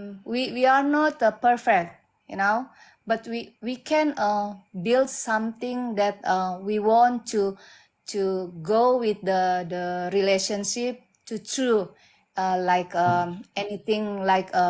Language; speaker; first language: English; non-native, learner; Indonesian